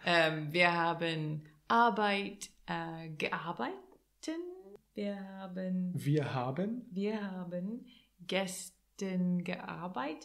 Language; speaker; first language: German; non-native, learner; English